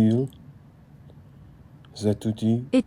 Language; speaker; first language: French; non-native, learner; English